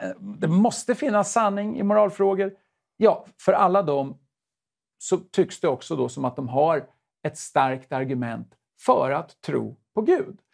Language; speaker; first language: Swedish; native; Swedish